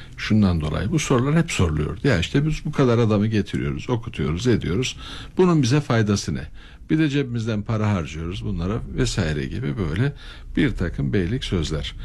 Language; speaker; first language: Turkish; native; Turkish